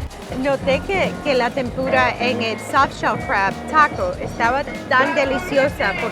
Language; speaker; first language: Spanish; non-native, learner; English